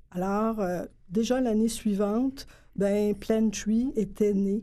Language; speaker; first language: French; native; French